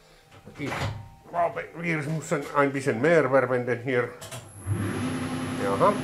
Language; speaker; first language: German; non-native, learner; Finnish